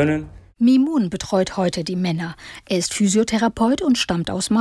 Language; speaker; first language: German; native; German